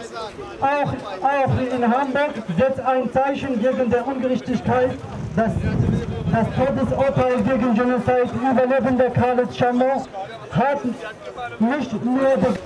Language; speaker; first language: German; non-native, learner; Kurdish